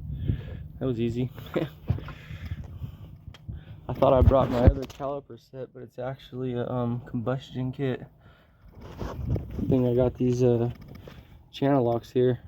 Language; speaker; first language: English; native; English